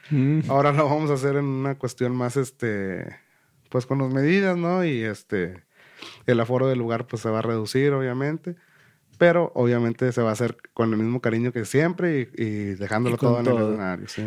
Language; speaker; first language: Spanish; native; Spanish